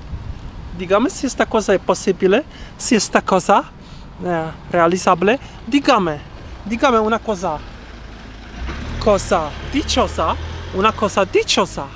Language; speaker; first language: Spanish; non-native, learner; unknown